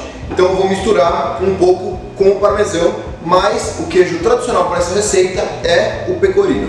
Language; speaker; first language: Portuguese; native; Portuguese